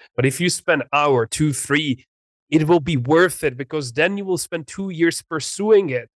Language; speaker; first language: English; non-native, fluent; Czech